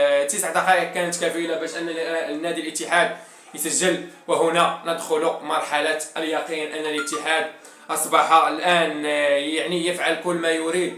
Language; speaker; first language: Arabic; native; Arabic